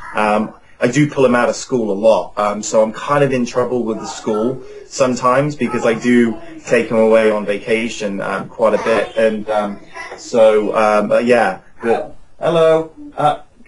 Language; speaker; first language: English; native; English